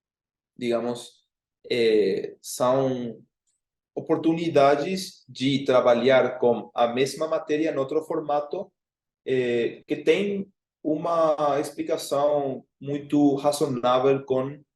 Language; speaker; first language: Portuguese; non-native, fluent; Spanish